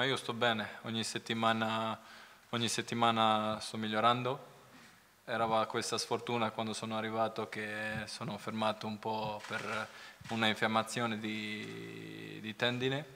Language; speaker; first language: Italian; non-native, learner; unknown